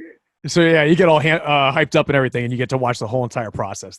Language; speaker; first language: English; native; English